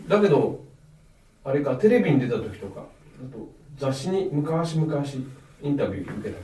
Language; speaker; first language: Japanese; native; Japanese